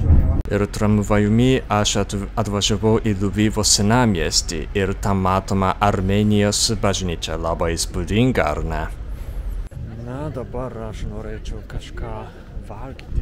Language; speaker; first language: Lithuanian; non-native, fluent; Japanese